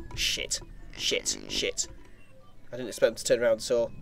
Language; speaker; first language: English; native; English